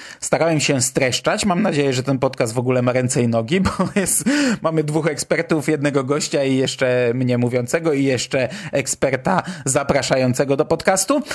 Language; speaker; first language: Polish; native; Polish